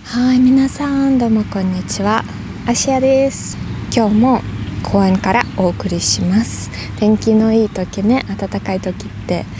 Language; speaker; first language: Japanese; non-native, fluent; Russian